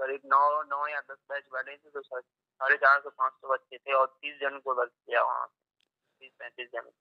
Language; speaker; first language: Hindi; native; Hindi